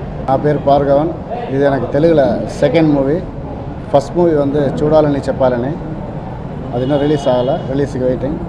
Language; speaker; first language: Telugu; non-native, learner; Tamil